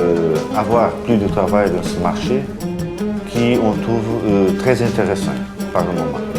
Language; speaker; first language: French; non-native, fluent; Portuguese